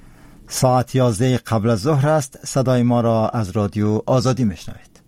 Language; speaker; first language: Persian; native; Persian